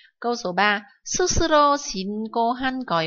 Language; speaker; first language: Korean; non-native, fluent; Vietnamese